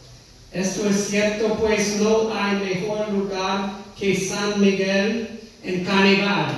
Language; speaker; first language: Spanish; non-native, fluent; English